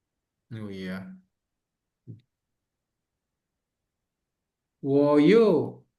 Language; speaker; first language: Chinese; non-native, learner; Indonesian